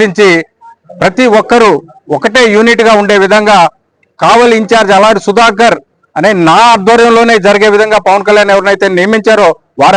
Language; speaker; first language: Telugu; native; Telugu